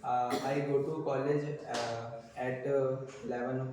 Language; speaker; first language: English; non-native, local second language; Hindi